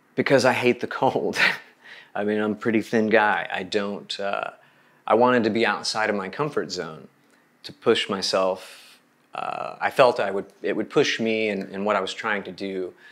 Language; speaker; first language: English; native; English